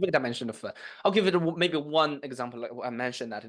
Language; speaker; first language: English; non-native, fluent; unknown